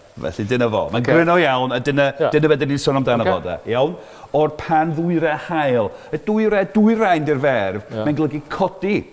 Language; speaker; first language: Welsh; non-native, fluent; English